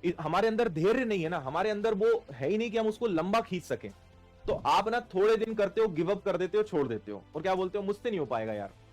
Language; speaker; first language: Hindi; native; Hindi